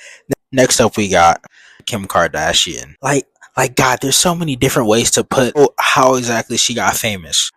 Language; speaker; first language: English; native; English